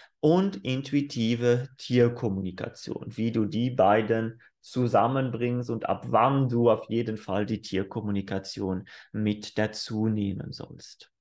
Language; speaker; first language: German; non-native, fluent; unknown